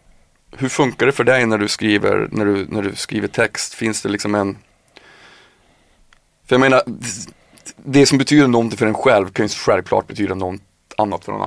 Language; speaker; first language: Swedish; native; Swedish